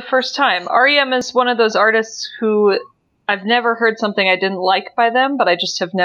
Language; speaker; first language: English; native; English